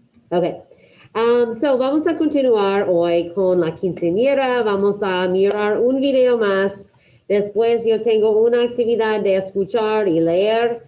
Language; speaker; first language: Spanish; non-native, fluent; English